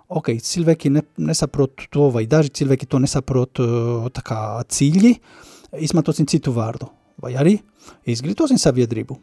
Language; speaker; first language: Latvian; non-native, fluent; Spanish